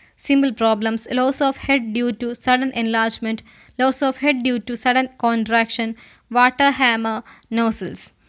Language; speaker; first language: English; non-native, local second language; Malayalam